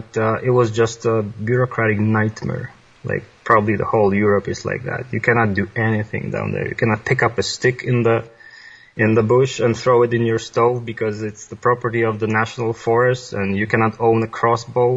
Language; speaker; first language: English; non-native, fluent; Polish